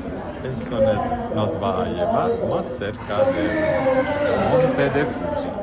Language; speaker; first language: Spanish; non-native, fluent; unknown